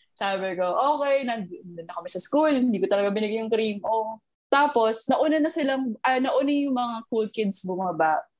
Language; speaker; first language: Filipino; early bilingual, heritage; Filipino